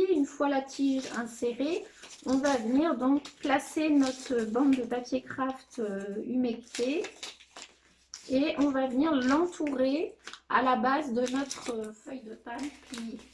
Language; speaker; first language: French; native; French